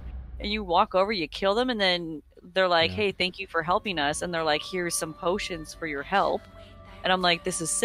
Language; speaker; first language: English; native; English